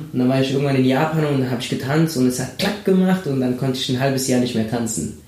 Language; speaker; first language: German; early bilingual, other home language; Spanish